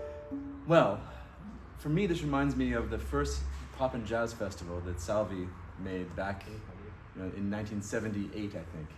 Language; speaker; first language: English; non-native, fluent; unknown